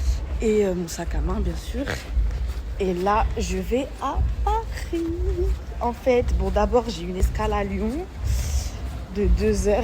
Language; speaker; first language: French; native; French